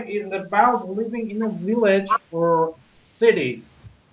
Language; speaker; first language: English; non-native, learner; Persian